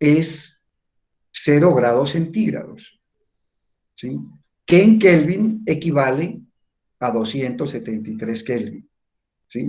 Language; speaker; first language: Spanish; native; Spanish